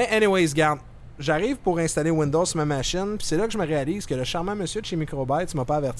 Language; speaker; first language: French; native; French